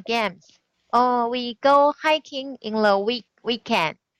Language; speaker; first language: English; non-native, learner; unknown